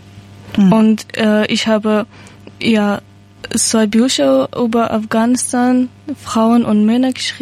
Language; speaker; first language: German; non-native, learner; Persian